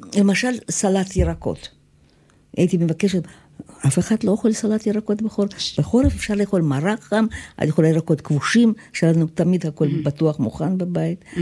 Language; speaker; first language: Hebrew; non-native, fluent; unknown